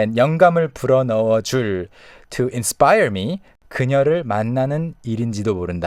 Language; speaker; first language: Korean; native; Korean